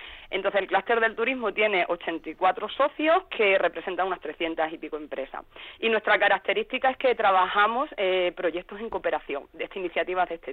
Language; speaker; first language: Spanish; native; Spanish